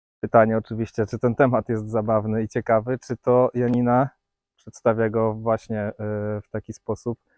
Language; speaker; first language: Polish; native; Polish